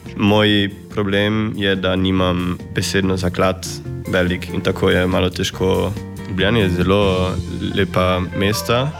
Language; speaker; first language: Slovenian; early bilingual, heritage; Slovenian